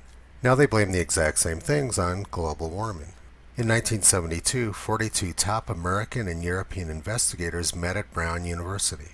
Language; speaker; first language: English; native; English